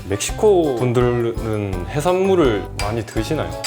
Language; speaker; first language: Korean; native; Korean